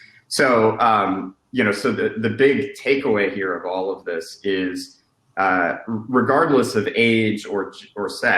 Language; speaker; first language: English; native; English